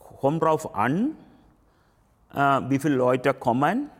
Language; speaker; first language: German; non-native, learner; Tamil